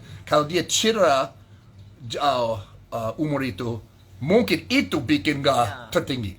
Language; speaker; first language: Indonesian; non-native, fluent; English